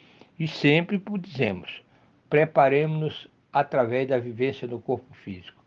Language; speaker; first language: Portuguese; native; Portuguese